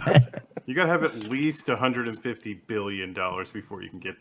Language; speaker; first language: English; native; English